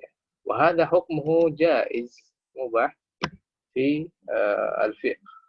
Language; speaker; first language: Arabic; non-native, fluent; Indonesian